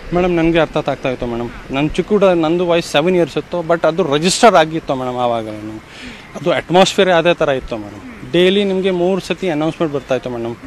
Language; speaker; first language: Kannada; non-native, fluent; Kashmiri